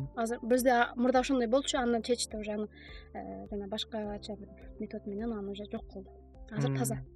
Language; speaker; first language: Kyrgyz; non-native, fluent; Mongolian